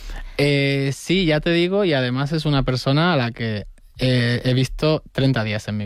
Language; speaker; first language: Spanish; native; Spanish